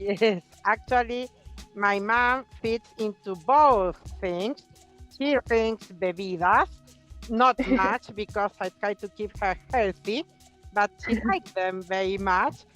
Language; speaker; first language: English; non-native, fluent; Spanish